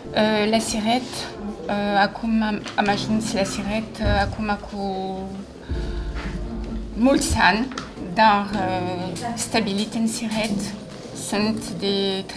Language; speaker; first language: Romanian; non-native, fluent; French